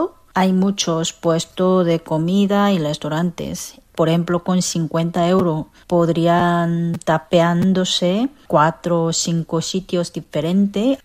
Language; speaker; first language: Spanish; non-native, learner; Korean